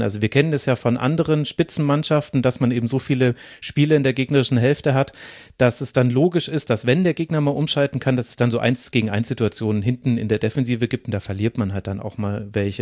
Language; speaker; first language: German; native; German